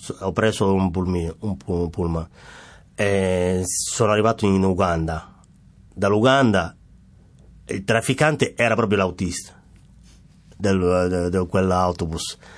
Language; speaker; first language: Italian; non-native, fluent; Somali